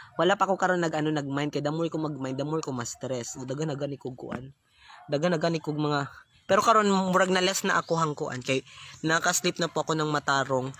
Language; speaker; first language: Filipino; non-native, local second language; Cebuano